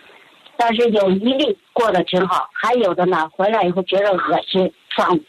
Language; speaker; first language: Chinese; native; Chinese